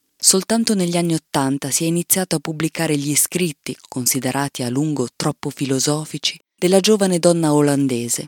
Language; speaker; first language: Italian; native; Italian